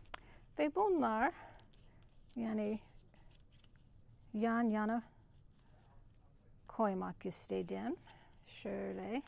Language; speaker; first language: Turkish; non-native, fluent; English